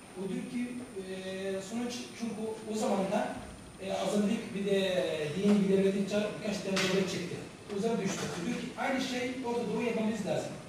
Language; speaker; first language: Turkish; non-native, learner; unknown